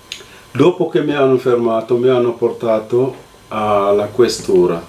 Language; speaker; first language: Italian; non-native, fluent; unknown